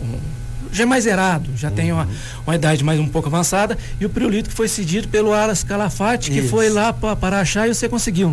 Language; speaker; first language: Portuguese; native; Portuguese